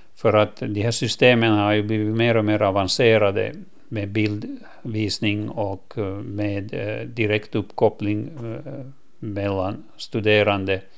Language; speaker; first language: Swedish; native; Swedish